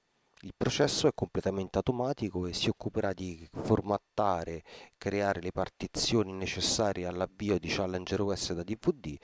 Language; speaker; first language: Italian; native; Italian